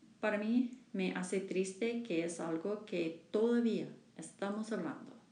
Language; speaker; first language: Spanish; non-native, learner; English